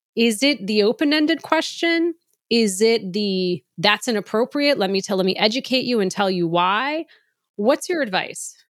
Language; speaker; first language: English; native; English